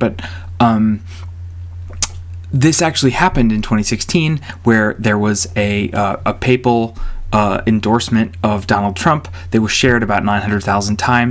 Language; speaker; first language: English; native; English